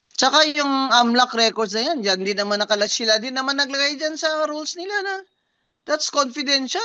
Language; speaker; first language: Filipino; non-native, local second language; Hiligaynon